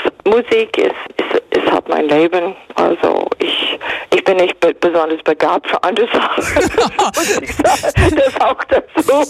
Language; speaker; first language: German; non-native, fluent; English